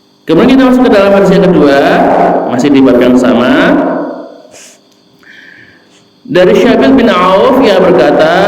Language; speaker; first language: Indonesian; non-native, local second language; Javanese